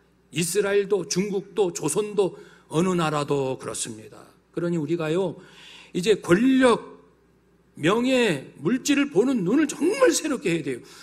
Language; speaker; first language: Korean; native; Korean